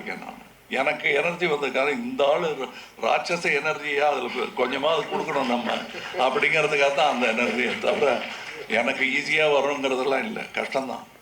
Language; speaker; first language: Tamil; native; Tamil